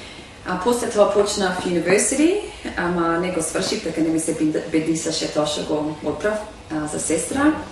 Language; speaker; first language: Macedonian; early bilingual, heritage; Macedonian